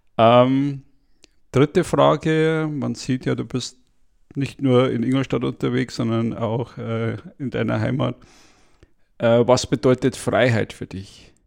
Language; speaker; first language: German; native; German